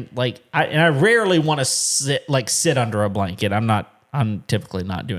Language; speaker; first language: English; native; English